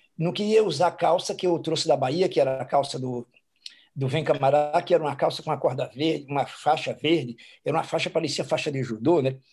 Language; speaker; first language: Portuguese; native; Portuguese